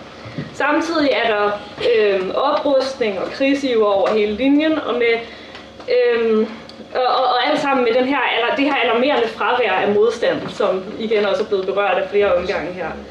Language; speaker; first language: Danish; native; Danish